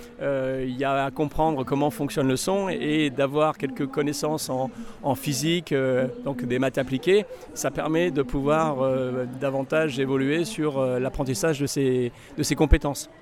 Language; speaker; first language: French; native; French